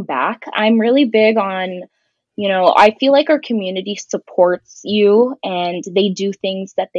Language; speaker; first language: English; native; English